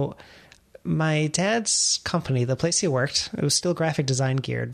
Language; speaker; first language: English; native; English